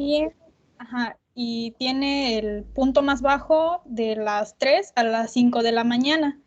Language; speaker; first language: Spanish; native; Spanish